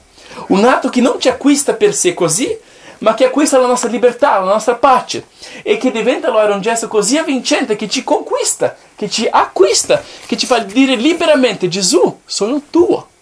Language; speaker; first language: Italian; non-native, fluent; Portuguese